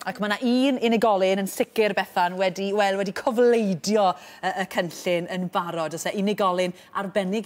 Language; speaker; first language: Welsh; native; Welsh